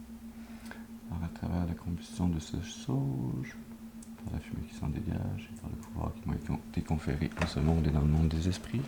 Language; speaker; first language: French; native; French